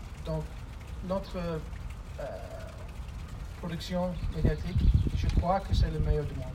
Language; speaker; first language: French; non-native, fluent; English